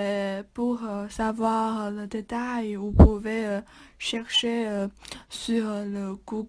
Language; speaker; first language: French; non-native, learner; Chinese